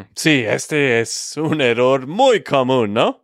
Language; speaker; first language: Spanish; non-native, fluent; English